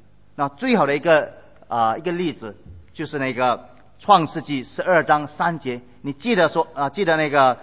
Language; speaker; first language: Chinese; native; Chinese